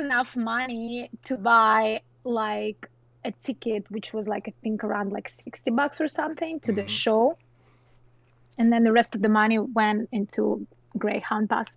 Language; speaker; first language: English; non-native, fluent; Russian